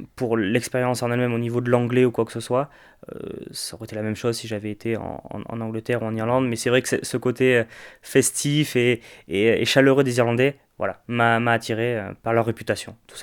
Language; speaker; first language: French; native; French